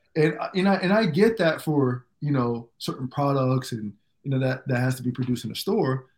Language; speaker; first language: English; native; English